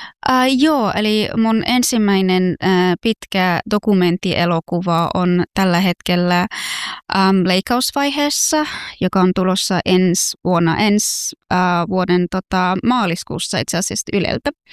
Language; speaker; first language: Finnish; non-native, fluent; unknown